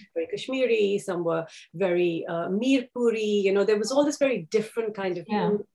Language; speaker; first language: English; non-native, local second language; Urdu